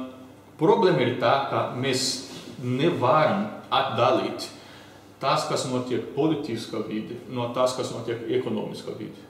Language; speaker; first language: Latvian; early bilingual, heritage; Latvian